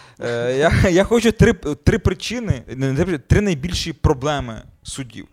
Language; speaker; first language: Ukrainian; native; Ukrainian